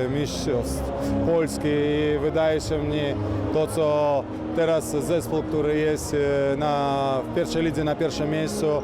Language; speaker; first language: Polish; non-native, fluent; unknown